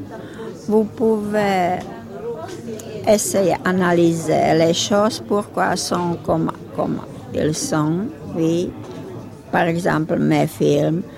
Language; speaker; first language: French; non-native, fluent; Czech